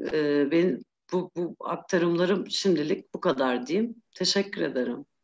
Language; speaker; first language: Turkish; native; Turkish